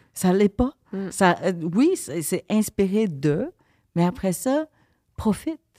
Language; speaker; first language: French; early bilingual, other home language; Vietnamese